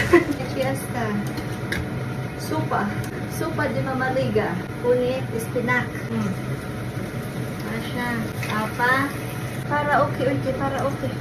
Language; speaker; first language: Romanian; non-native, learner; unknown